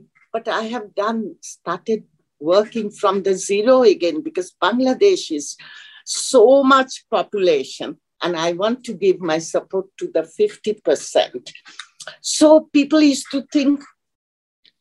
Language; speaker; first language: English; non-native, local second language; Bangla